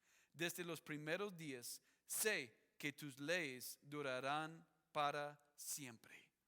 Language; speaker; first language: Spanish; non-native, fluent; English